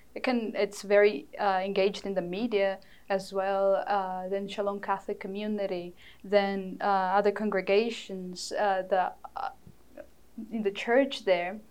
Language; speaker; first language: English; non-native, fluent; Portuguese